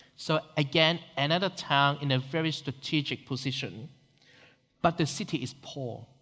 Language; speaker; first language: English; non-native, local second language; Cantonese